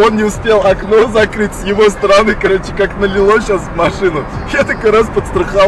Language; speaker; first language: Russian; native; Russian